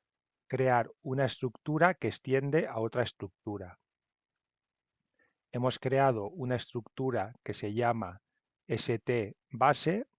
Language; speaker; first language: Spanish; native; Spanish